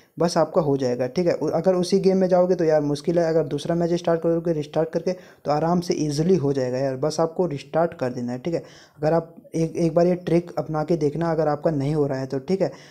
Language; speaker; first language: Hindi; native; Hindi